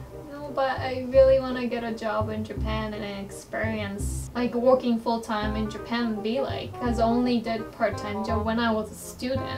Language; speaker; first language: English; non-native, fluent; Japanese